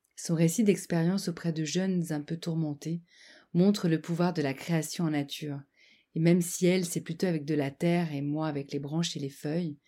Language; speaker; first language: French; native; French